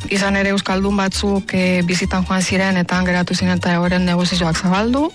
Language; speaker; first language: Basque; non-native, fluent; Romanian